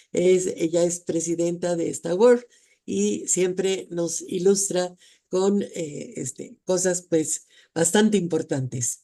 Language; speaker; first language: Spanish; native; Spanish